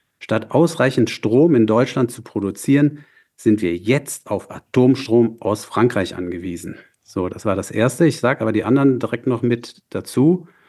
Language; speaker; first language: German; native; German